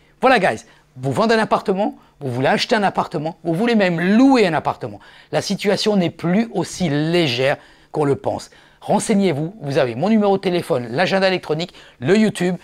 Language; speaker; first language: French; native; French